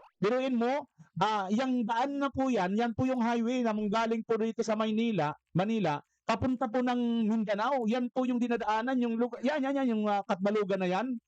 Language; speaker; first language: Filipino; non-native, local second language; Waray